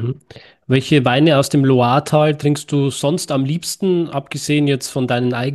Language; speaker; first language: German; native; German